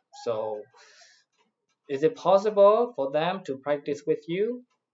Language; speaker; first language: English; non-native, fluent; Burmese